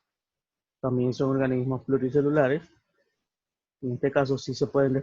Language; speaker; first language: Spanish; native; Spanish